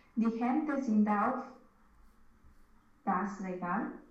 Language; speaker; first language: German; non-native, learner; Romanian